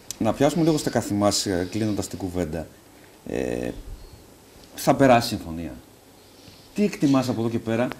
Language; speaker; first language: Greek; native; Greek